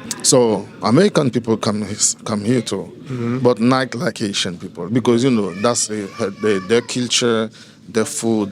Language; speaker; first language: English; non-native, learner; Haitian Creole